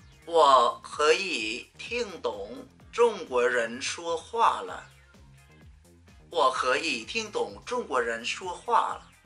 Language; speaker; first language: Chinese; non-native, fluent; Vietnamese